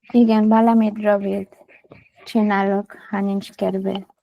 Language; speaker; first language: Hungarian; non-native, learner; Spanish